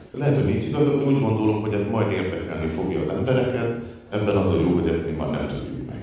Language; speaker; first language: Hungarian; native; Hungarian